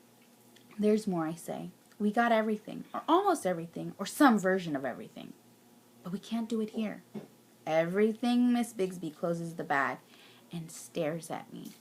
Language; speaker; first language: English; native; English